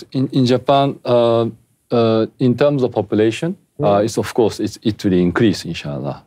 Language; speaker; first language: English; non-native, fluent; Japanese